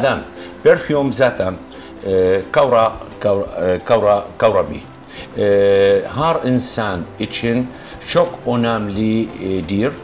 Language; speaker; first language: Turkish; non-native, learner; Arabic